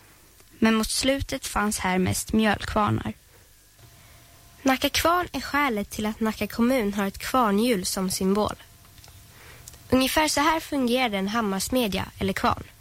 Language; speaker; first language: Swedish; native; Swedish